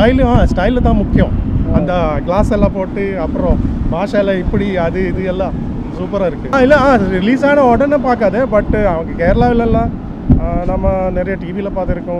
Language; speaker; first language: Tamil; non-native, learner; Malayalam